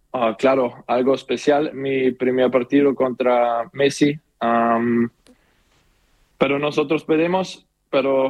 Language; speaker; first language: Spanish; non-native, learner; German